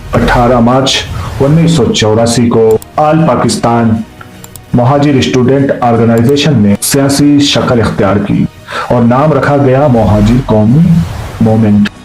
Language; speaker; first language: Urdu; native; Urdu